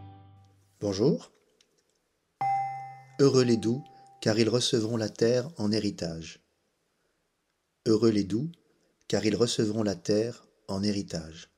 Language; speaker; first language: French; native; French